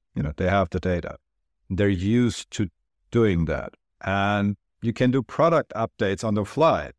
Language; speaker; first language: English; non-native, fluent; Turkish